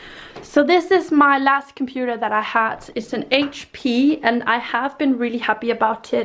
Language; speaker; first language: English; non-native, fluent; Danish